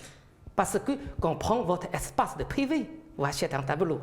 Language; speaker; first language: French; non-native, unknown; Chinese